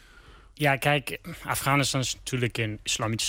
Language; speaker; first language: Dutch; non-native, learner; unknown